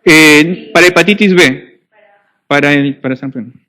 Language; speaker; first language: Spanish; native; Spanish